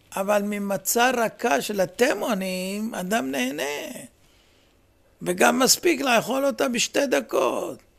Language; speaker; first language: Hebrew; native; Hebrew